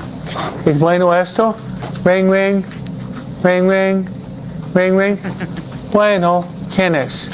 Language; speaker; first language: Spanish; non-native, fluent; English